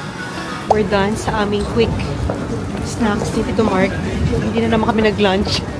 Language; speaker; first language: Filipino; native; Filipino